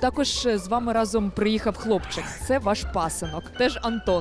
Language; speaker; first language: Ukrainian; native; Ukrainian